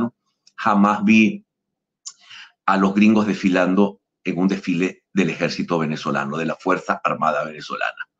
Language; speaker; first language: Spanish; native; Spanish